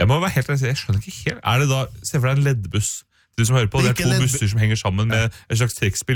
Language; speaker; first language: Norwegian; native; Norwegian